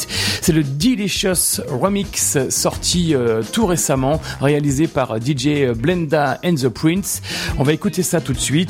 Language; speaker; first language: French; native; French